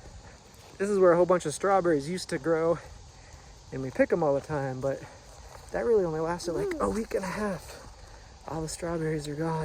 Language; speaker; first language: English; native; English